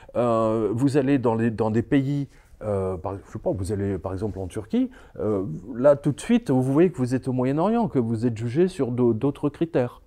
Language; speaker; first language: French; early bilingual, other home language; Serbian